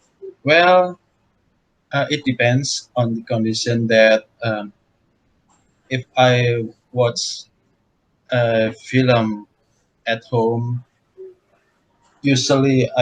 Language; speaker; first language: English; non-native, learner; Indonesian